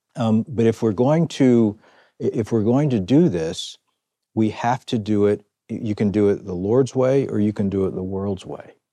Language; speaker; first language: English; native; English